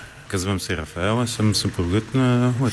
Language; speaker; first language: Bulgarian; non-native, learner; French